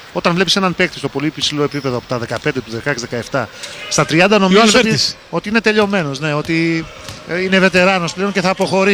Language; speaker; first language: Greek; native; Greek